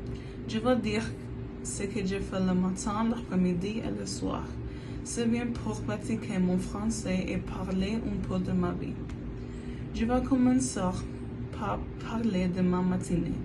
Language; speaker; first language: French; non-native, learner; Spanish